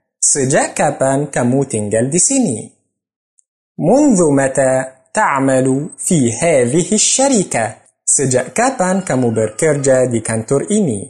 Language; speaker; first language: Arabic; non-native, fluent; Indonesian